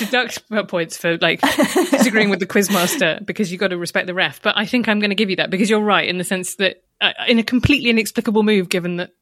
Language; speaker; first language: English; native; English